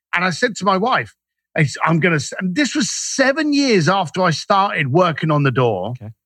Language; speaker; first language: English; native; English